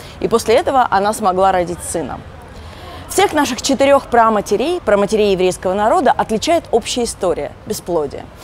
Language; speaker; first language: Russian; native; Russian